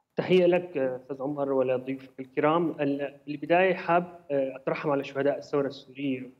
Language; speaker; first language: Arabic; native; Arabic